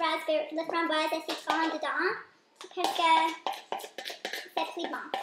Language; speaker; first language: French; non-native, local second language; English